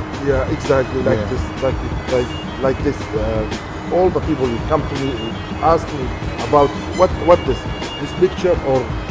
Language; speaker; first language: English; non-native, learner; Arabic